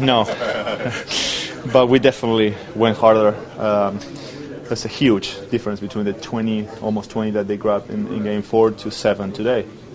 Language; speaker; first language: English; non-native, fluent; Spanish